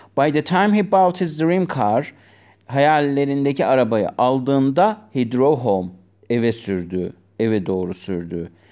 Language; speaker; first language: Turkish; non-native, fluent; Azerbaijani